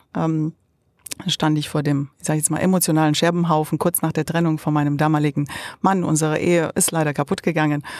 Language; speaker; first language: German; non-native, fluent; Romanian